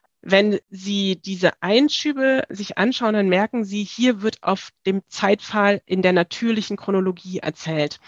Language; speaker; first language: German; native; German